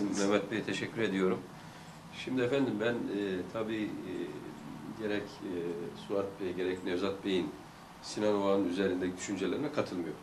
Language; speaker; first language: Turkish; native; Turkish